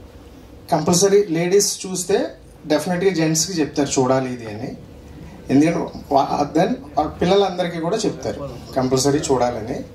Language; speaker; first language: Telugu; native; Telugu